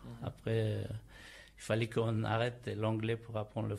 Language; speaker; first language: French; non-native, fluent; Turkish